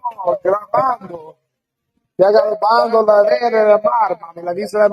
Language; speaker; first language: Spanish; non-native, learner; English